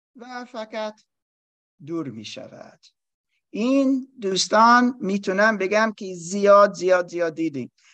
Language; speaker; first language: Persian; non-native, learner; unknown